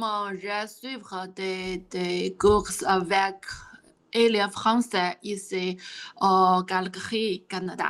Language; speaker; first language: French; non-native, learner; Chinese